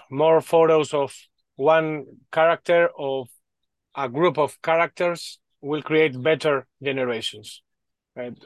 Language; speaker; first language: English; non-native, learner; Spanish